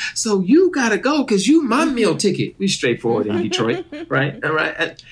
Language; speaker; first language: English; native; English